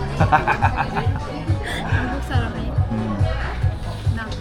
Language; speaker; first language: Korean; non-native, learner; Vietnamese